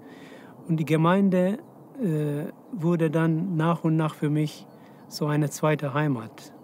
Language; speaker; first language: German; non-native, fluent; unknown